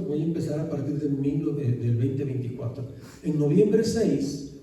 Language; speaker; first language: Spanish; native; Spanish